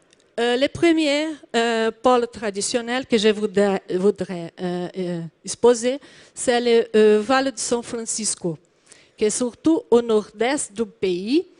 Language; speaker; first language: French; non-native, learner; Portuguese